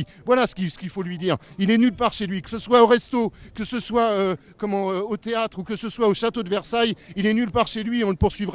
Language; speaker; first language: French; native; French